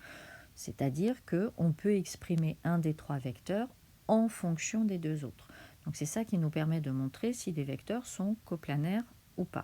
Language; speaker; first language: French; native; French